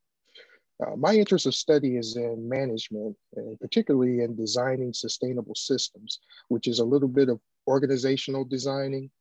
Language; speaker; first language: English; native; English